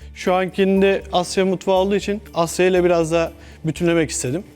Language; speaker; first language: Turkish; native; Turkish